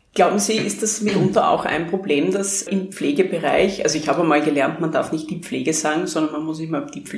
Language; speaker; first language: German; native; German